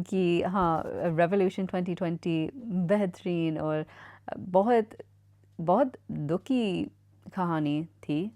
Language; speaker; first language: Hindi; non-native, learner; English